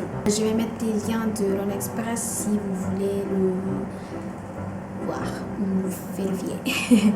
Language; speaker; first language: French; non-native, fluent; Indonesian